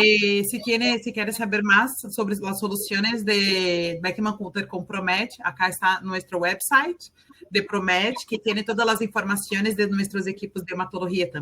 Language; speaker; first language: Spanish; non-native, learner; Portuguese